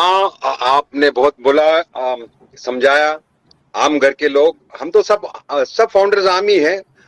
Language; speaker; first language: Hindi; native; Hindi